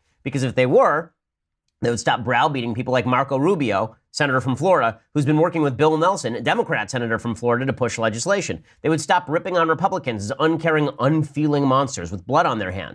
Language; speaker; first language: English; native; English